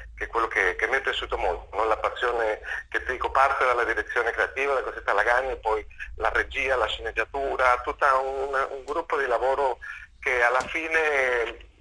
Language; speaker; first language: Italian; non-native, fluent; Spanish